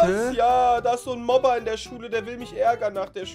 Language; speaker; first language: German; native; German